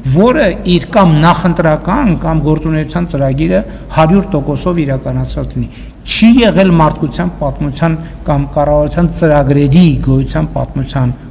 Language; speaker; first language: Armenian; native; Armenian